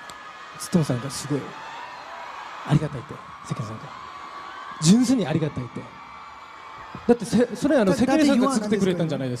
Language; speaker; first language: Japanese; non-native, fluent; Korean